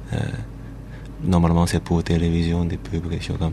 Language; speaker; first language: French; non-native, learner; Chinese